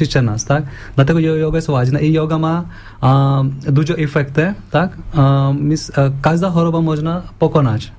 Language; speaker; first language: Polish; non-native, learner; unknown